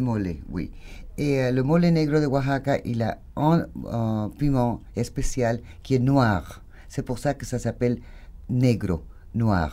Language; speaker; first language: French; non-native, fluent; Spanish